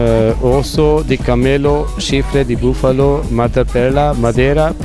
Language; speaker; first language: Portuguese; non-native, learner; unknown